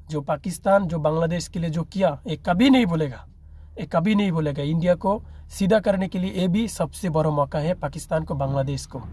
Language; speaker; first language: Hindi; non-native, fluent; Bangla